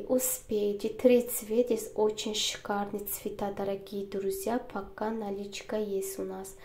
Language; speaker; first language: Russian; non-native, learner; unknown